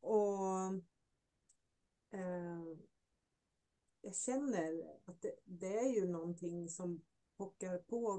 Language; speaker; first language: Swedish; native; Swedish